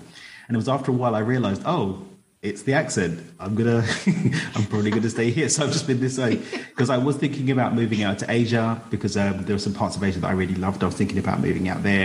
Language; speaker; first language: English; native; English